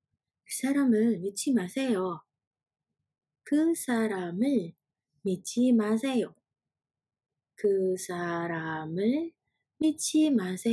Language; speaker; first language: Korean; non-native, fluent; Indonesian